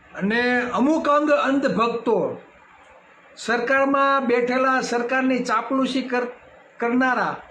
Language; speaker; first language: Gujarati; native; Gujarati